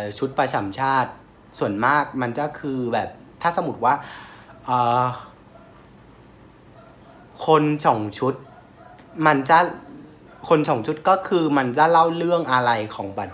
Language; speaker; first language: Thai; non-native, fluent; Vietnamese